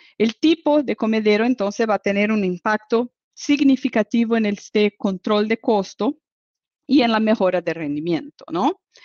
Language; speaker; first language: Spanish; non-native, fluent; Portuguese